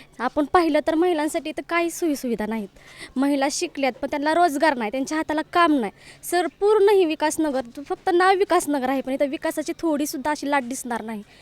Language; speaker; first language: Marathi; native; Marathi